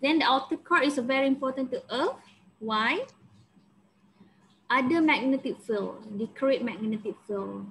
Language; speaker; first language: English; non-native, local second language; Malay